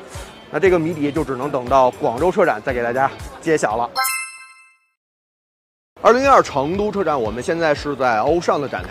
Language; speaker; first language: Chinese; native; Chinese